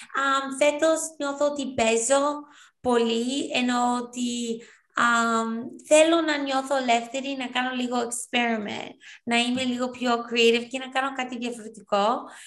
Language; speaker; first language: Greek; early bilingual, heritage; Greek